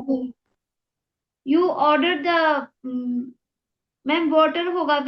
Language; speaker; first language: English; non-native, learner; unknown